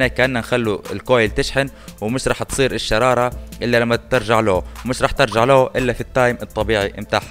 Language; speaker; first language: Arabic; native; Arabic